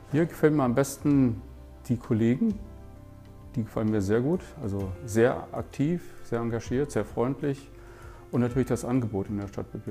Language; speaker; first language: German; native; German